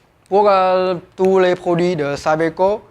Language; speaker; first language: French; non-native, learner; Vietnamese